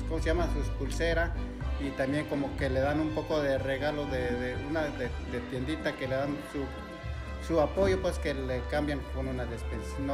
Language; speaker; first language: Spanish; non-native, local second language; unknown